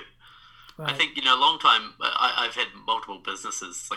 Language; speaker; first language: English; native; English